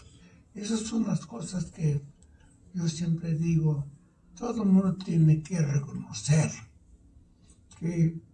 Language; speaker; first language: Spanish; early bilingual, heritage; Spanish